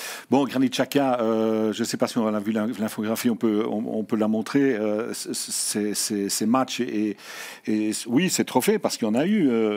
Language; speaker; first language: French; native; French